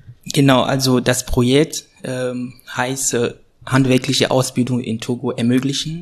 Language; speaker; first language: German; non-native, fluent; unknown